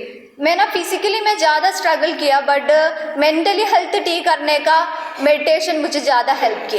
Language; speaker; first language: Hindi; non-native, local second language; Malayalam